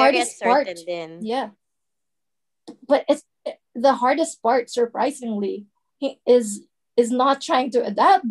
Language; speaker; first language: English; non-native, local second language; Filipino